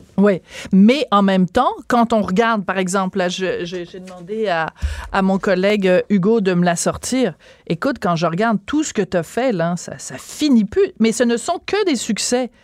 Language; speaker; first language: French; native; French